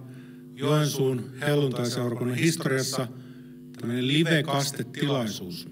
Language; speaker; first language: Finnish; native; Finnish